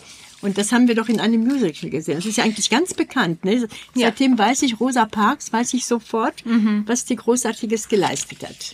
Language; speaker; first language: German; native; German